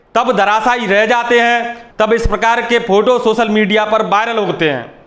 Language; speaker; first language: Hindi; native; Hindi